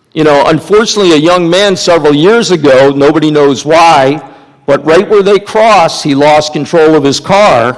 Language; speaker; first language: English; native; English